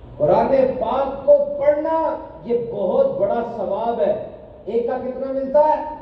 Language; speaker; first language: Urdu; native; Urdu